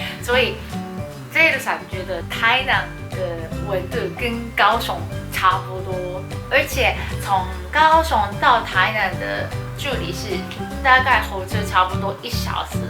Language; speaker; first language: Chinese; non-native, fluent; Japanese